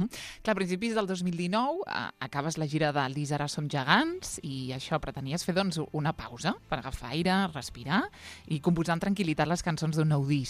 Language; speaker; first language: Catalan; native; Catalan